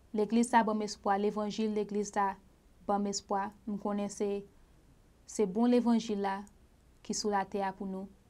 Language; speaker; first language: Haitian Creole; native; Haitian Creole